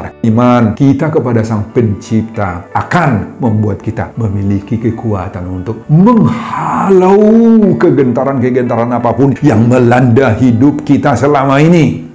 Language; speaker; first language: Indonesian; non-native, local second language; Batak Toba